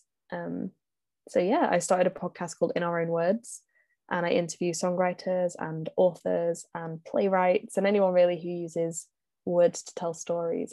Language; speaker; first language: English; native; English